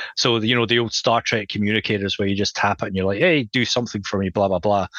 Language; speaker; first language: English; native; English